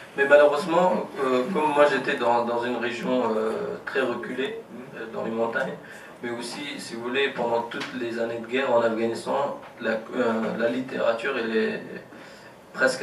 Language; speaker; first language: French; non-native, fluent; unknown